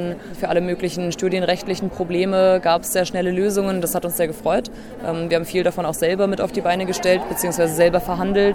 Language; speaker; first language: German; native; German